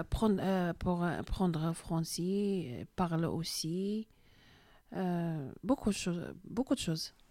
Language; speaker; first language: French; non-native, learner; Arabic